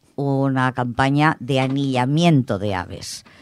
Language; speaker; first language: Spanish; non-native, local second language; Catalan